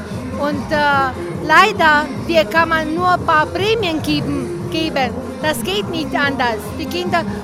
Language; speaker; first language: German; non-native, local second language; Romanian